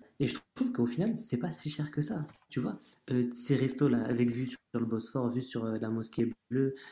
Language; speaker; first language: French; native; French